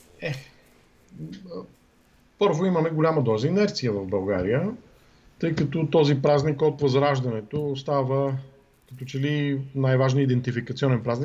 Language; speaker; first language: Bulgarian; native; Bulgarian